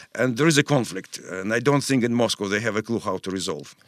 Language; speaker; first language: English; non-native, fluent; Russian